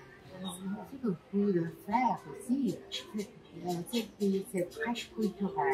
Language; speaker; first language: French; non-native, learner; Spanish